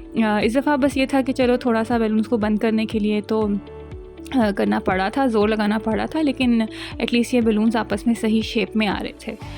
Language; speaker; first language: Urdu; native; Urdu